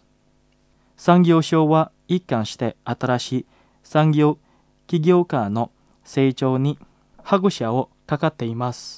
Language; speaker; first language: Japanese; non-native, fluent; Indonesian